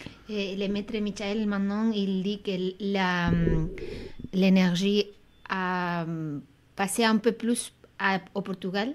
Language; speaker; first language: French; non-native, fluent; Spanish